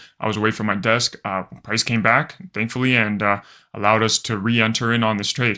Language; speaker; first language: English; native; English